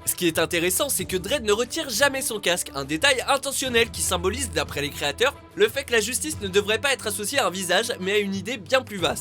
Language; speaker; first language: French; native; French